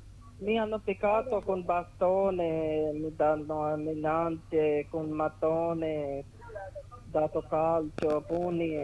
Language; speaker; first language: Italian; non-native, learner; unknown